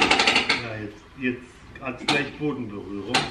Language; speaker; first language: German; native; German